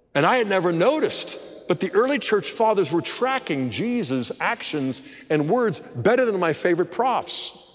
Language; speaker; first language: English; native; English